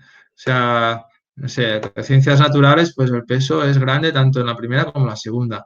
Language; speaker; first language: Spanish; native; Spanish